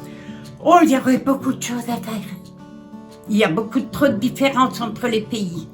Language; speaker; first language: French; native; French